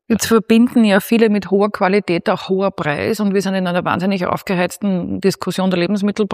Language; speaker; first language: German; native; German